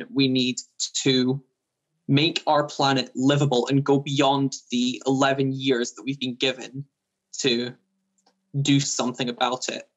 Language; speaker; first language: English; native; English